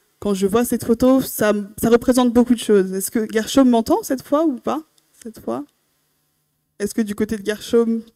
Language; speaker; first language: French; native; French